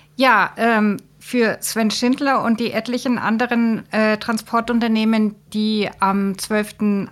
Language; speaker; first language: German; native; German